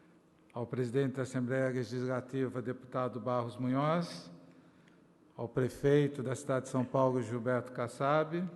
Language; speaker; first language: Portuguese; native; Portuguese